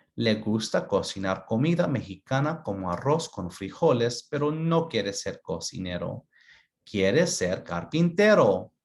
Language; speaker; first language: Spanish; early bilingual, other home language; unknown